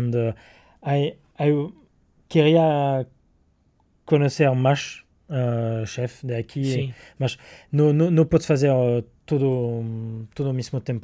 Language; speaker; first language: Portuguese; non-native, learner; French